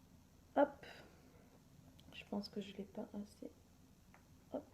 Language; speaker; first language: French; native; French